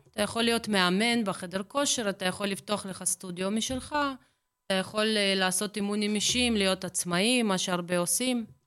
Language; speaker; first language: Hebrew; early bilingual, other home language; Russian